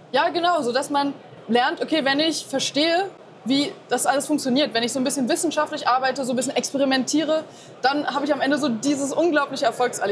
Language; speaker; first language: German; native; German